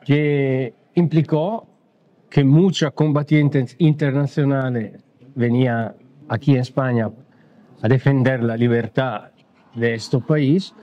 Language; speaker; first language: Spanish; non-native, learner; Italian